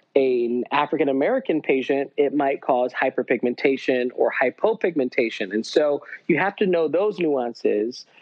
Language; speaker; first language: English; native; English